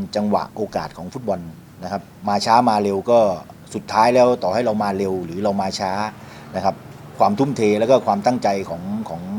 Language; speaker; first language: Thai; native; Thai